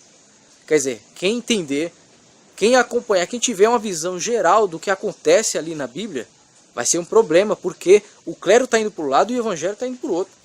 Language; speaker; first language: Portuguese; native; Portuguese